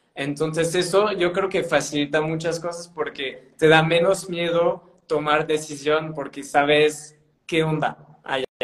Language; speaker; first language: Spanish; non-native, fluent; French